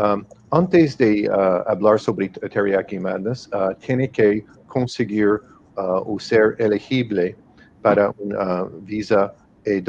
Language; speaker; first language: Spanish; non-native, fluent; English